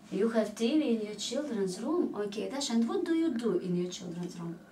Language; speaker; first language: English; non-native, fluent; Russian